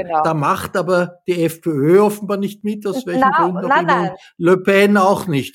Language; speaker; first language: German; native; German